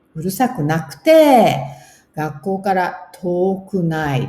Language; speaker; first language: Japanese; non-native, fluent; English